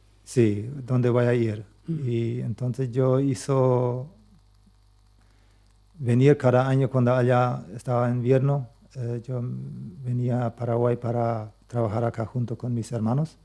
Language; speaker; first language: Spanish; non-native, local second language; Plautdietsch